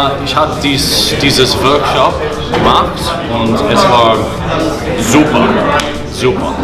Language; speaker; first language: German; non-native, learner; English